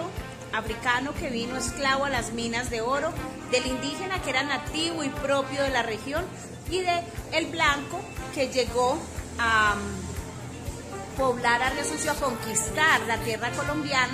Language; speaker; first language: Spanish; native; Spanish